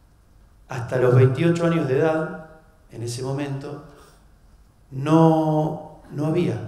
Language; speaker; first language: Spanish; native; Spanish